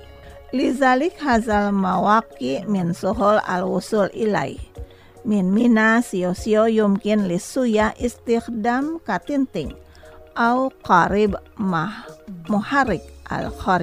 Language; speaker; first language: Arabic; non-native, fluent; Indonesian